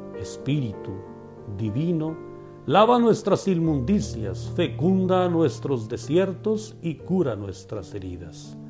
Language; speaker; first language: Spanish; native; Spanish